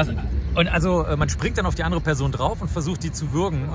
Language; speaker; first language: German; native; German